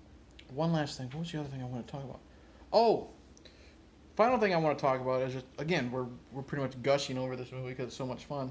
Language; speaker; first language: English; native; English